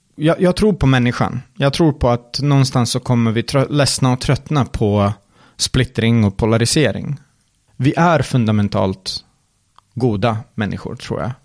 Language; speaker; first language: Swedish; early bilingual, other home language; Serbian